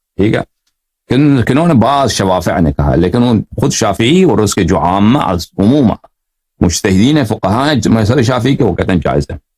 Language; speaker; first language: Urdu; non-native, fluent; Persian